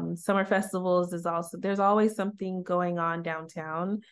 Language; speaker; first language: English; native; English